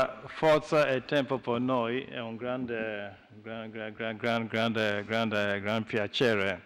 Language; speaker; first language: Italian; non-native, fluent; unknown